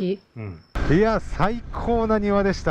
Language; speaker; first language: Japanese; native; Japanese